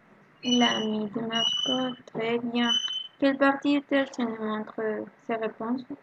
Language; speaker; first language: French; non-native, learner; Spanish